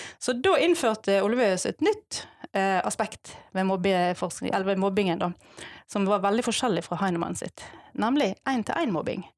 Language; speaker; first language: Norwegian; native; Norwegian